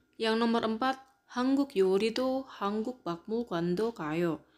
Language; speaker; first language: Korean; non-native, fluent; Indonesian